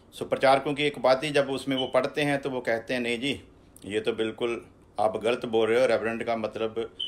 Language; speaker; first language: Hindi; non-native, local second language; Punjabi